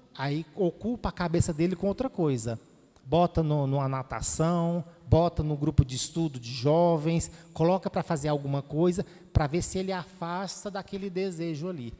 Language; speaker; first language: Portuguese; native; Portuguese